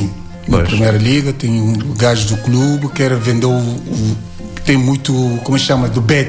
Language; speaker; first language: Portuguese; non-native, learner; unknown